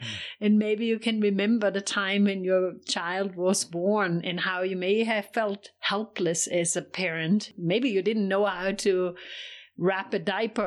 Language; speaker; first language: English; non-native, fluent; German